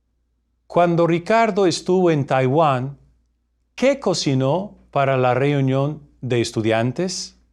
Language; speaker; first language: Spanish; non-native, fluent; English